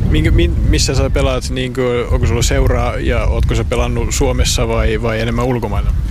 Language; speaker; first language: Finnish; native; Finnish